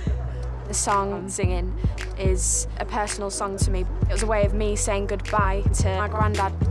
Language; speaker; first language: English; native; English